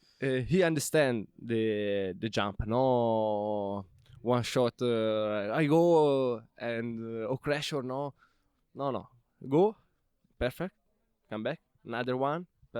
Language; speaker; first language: English; non-native, learner; Italian